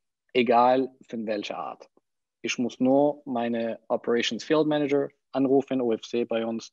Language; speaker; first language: German; non-native, fluent; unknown